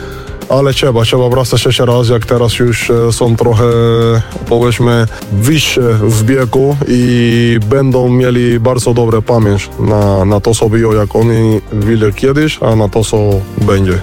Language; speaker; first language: Polish; non-native, learner; Spanish